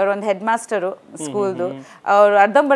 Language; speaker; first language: Kannada; non-native, local second language; Bangla